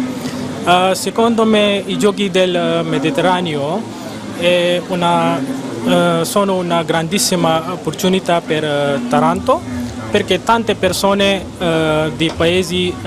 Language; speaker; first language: Italian; non-native, learner; Urdu